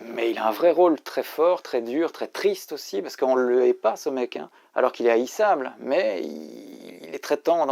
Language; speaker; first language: French; native; French